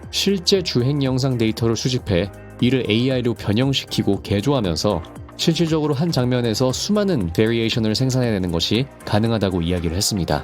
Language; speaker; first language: Korean; native; Korean